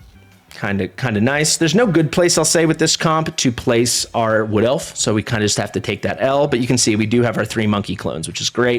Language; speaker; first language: English; native; English